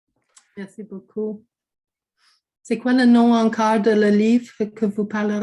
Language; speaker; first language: French; non-native, fluent; English